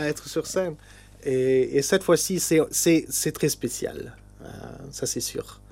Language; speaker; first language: French; non-native, local second language; Luxembourgish